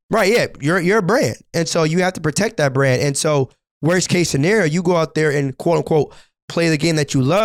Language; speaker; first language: English; native; English